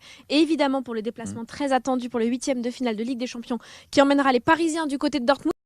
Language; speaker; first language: French; native; French